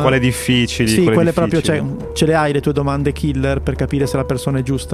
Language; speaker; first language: Italian; native; Italian